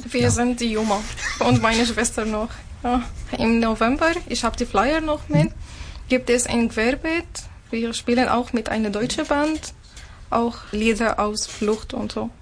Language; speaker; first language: German; non-native, learner; Arabic